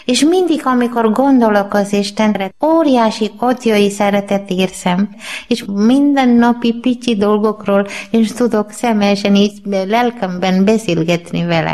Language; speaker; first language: Hungarian; non-native, learner; Malayalam